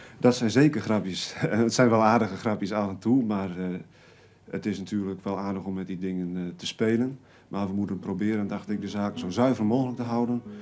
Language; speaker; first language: Dutch; native; Dutch